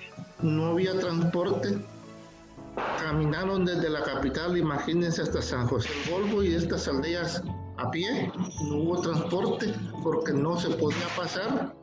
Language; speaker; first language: Spanish; native; Spanish